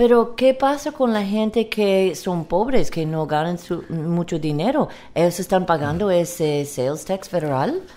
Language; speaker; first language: Spanish; non-native, learner; English